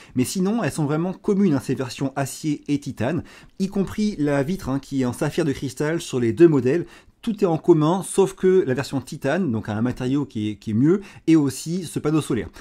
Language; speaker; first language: French; native; French